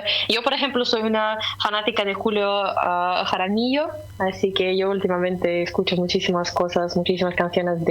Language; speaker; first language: Spanish; non-native, fluent; Russian